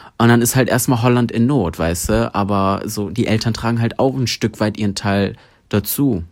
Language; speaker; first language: German; early bilingual, other home language; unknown